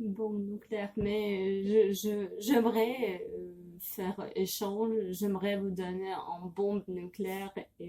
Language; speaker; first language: French; non-native, learner; Russian